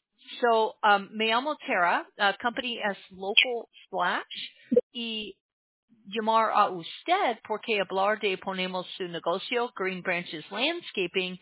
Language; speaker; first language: Spanish; non-native, learner; English